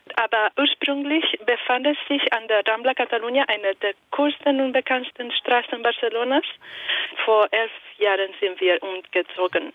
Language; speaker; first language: German; non-native, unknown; Italian